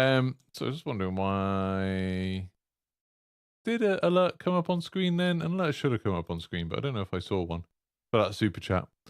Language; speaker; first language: English; native; English